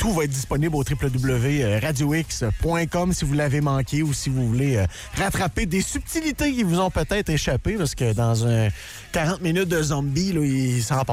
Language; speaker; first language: French; native; French